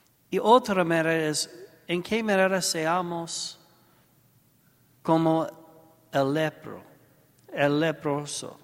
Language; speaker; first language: Spanish; non-native, learner; English